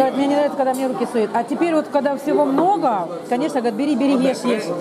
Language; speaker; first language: Russian; early bilingual, heritage; Russian